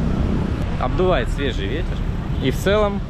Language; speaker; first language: Russian; native; Russian